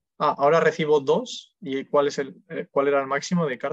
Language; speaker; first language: Spanish; non-native, fluent; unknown